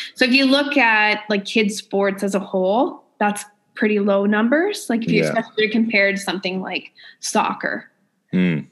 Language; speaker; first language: English; native; English